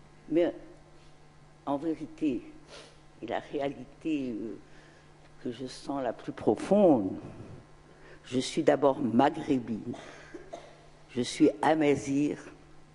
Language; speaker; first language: French; non-native, local second language; Arabic